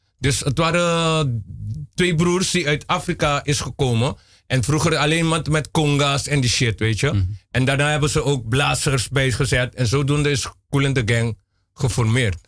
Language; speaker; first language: Dutch; non-native, local second language; Papiamento